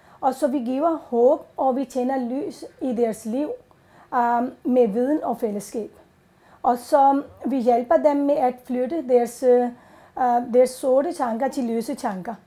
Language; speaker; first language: Danish; non-native, learner; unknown